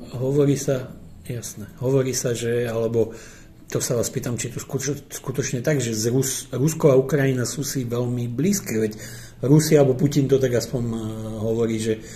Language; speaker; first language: Slovak; native; Slovak